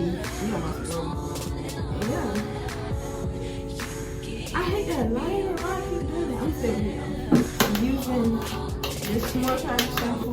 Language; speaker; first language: English; native; English